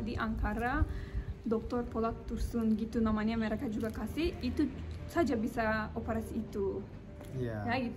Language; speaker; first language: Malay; non-native, learner; Turkish